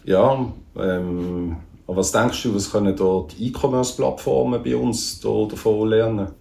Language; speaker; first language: German; native; German